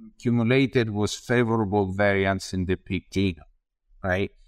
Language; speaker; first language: English; non-native, fluent; Italian